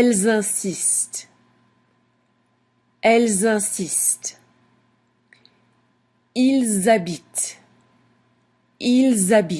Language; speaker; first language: French; non-native, fluent; English